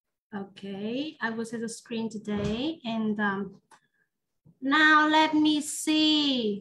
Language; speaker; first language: English; non-native, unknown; Vietnamese